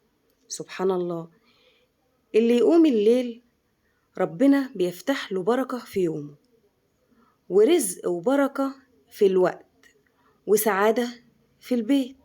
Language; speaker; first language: Arabic; native; Arabic